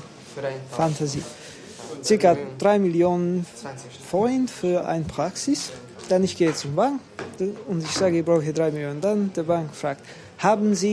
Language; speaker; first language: German; non-native, learner; Hungarian